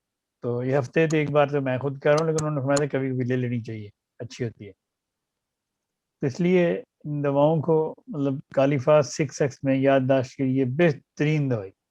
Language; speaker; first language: Urdu; native; Urdu